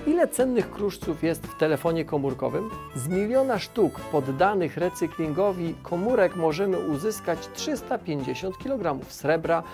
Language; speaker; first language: Polish; native; Polish